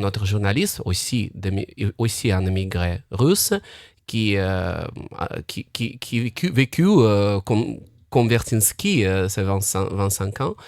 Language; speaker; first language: French; non-native, fluent; Russian